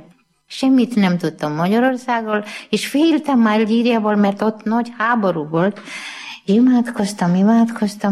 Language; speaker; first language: Hungarian; non-native, learner; Malayalam